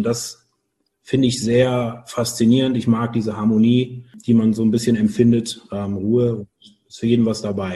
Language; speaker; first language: German; native; German